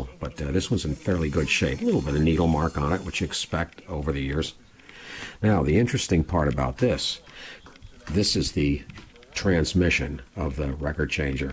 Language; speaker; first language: English; native; English